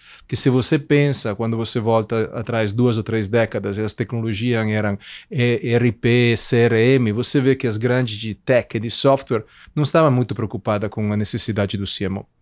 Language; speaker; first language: Portuguese; non-native, fluent; Italian